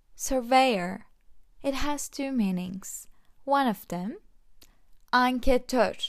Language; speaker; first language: English; non-native, fluent; Turkish